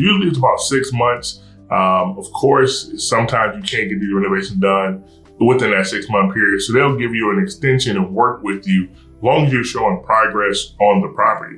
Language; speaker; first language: English; native; English